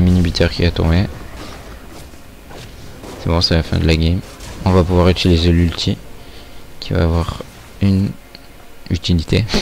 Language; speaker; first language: French; native; French